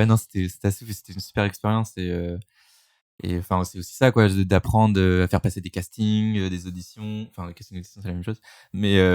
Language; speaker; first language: French; native; French